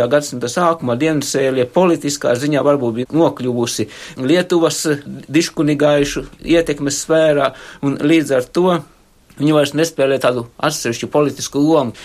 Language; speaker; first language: Latvian; native; Latvian